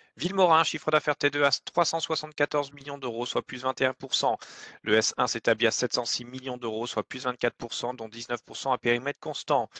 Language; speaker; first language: French; native; French